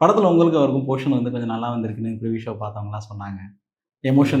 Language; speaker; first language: Tamil; native; Tamil